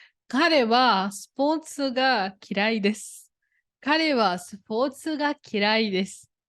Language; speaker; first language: Japanese; non-native, fluent; Portuguese